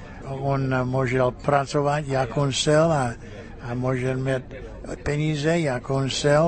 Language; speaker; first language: Czech; early bilingual, heritage; Czech